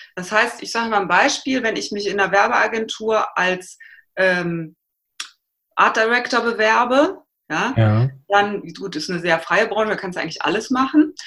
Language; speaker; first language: German; native; German